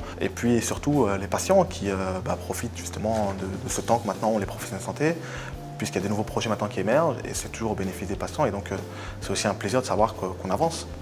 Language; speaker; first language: French; native; French